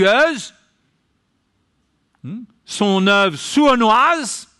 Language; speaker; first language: French; native; French